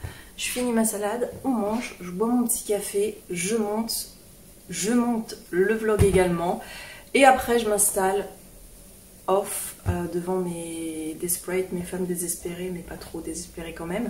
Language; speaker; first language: French; native; French